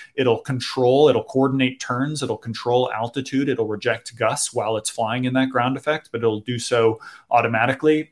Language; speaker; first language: English; native; English